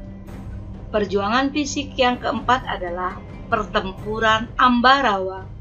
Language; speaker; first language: Indonesian; native; Indonesian